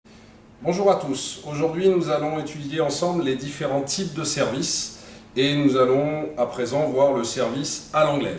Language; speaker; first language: French; native; French